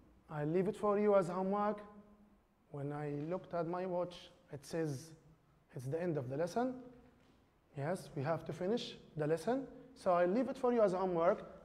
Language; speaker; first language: English; non-native, fluent; Arabic